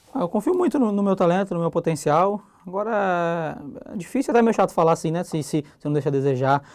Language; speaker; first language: Portuguese; native; Portuguese